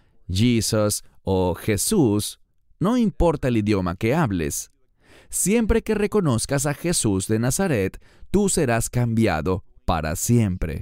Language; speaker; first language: Spanish; native; Spanish